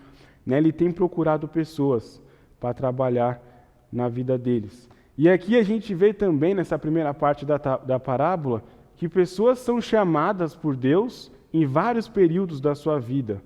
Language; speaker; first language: Portuguese; native; Portuguese